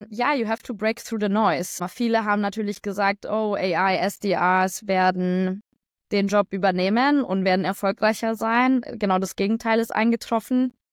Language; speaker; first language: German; early bilingual, other home language; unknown